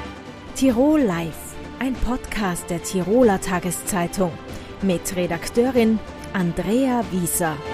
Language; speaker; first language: German; native; German